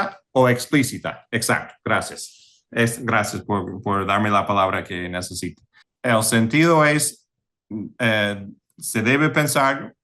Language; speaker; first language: Spanish; non-native, fluent; English